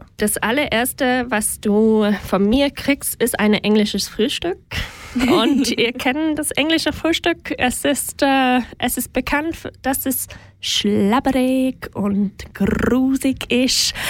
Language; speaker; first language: German; non-native, fluent; English